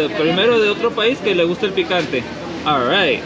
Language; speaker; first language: Spanish; non-native, learner; English